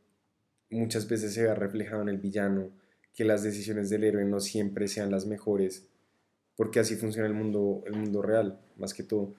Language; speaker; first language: Spanish; native; Spanish